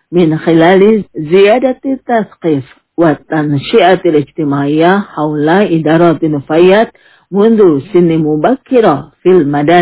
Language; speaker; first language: Arabic; non-native, fluent; Indonesian